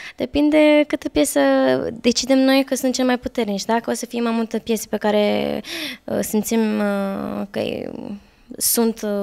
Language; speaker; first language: Romanian; early bilingual, heritage; Romanian